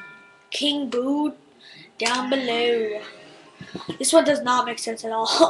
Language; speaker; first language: English; native; English